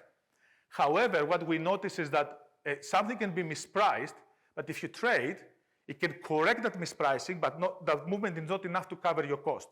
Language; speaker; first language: English; non-native, fluent; Greek